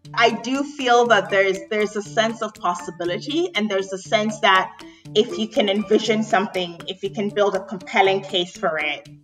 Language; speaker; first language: English; non-native, local second language; Akan